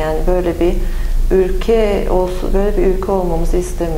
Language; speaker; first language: Turkish; native; Turkish